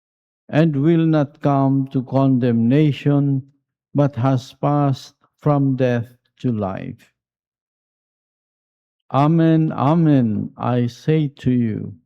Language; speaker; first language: English; non-native, local second language; Filipino